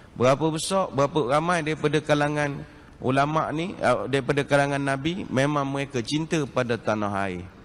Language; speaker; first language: Malay; native; Malay